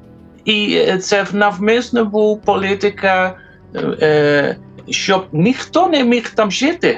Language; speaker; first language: Ukrainian; non-native, fluent; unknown